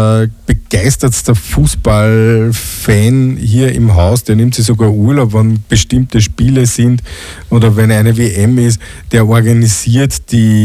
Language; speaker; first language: German; native; German